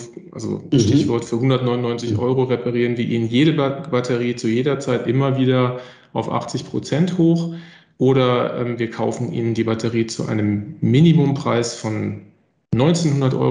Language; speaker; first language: German; native; German